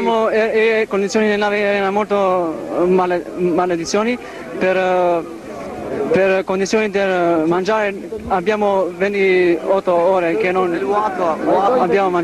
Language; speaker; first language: Italian; non-native, learner; Albanian